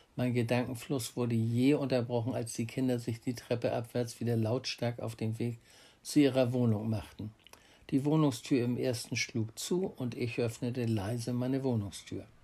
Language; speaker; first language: German; native; German